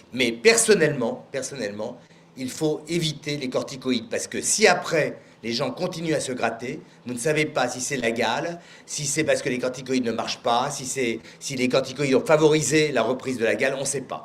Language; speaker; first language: French; native; French